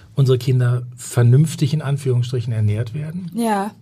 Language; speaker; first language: German; native; German